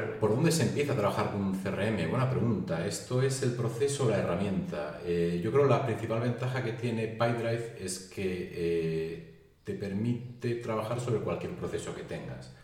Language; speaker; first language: Spanish; native; Spanish